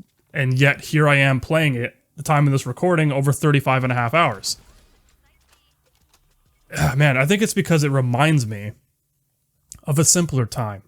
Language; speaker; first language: English; native; English